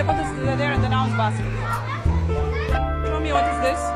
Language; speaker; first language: English; non-native, learner; Arabic